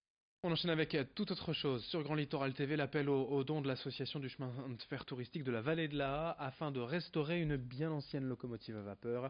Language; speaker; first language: French; native; French